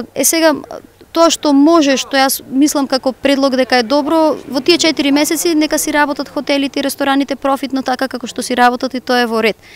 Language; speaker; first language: Macedonian; native; Macedonian